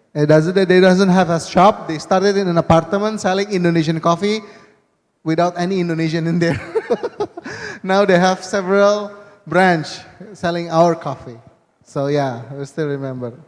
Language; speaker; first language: English; non-native, fluent; Indonesian